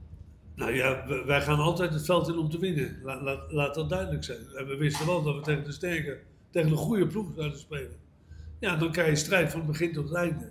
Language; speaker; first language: Dutch; native; Dutch